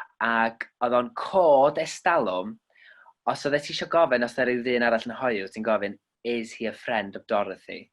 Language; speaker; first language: Welsh; native; Welsh